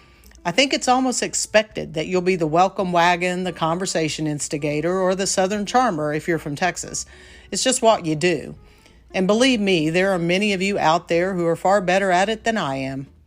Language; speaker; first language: English; native; English